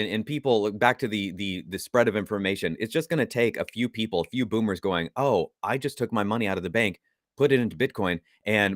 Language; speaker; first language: English; native; English